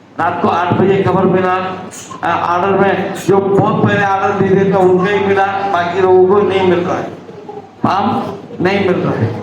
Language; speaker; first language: Hindi; non-native, local second language; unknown